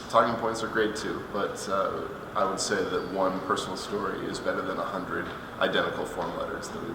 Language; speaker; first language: English; native; English